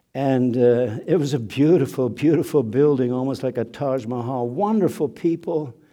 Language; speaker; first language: English; non-native, fluent; German